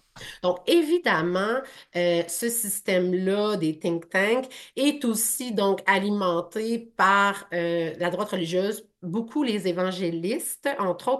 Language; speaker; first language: French; native; French